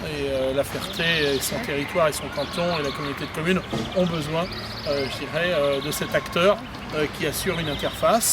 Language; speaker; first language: French; native; French